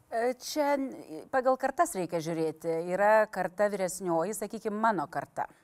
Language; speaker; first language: Lithuanian; native; Lithuanian